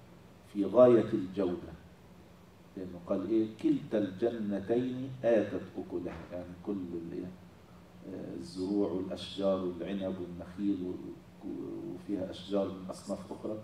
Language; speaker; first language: Arabic; native; Arabic